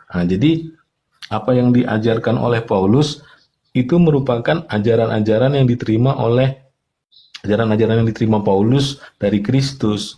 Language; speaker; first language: Indonesian; native; Indonesian